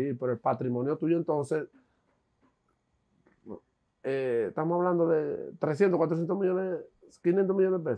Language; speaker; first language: Spanish; native; Spanish